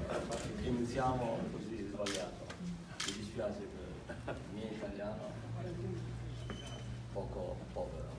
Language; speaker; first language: Italian; non-native, learner; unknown